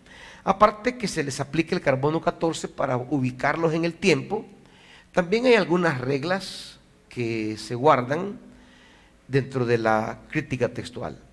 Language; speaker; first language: Spanish; native; Spanish